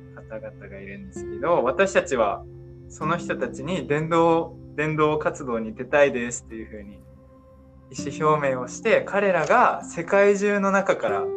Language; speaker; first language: Japanese; native; Japanese